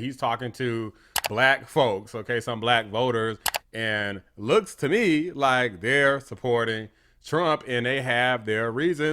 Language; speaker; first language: English; native; English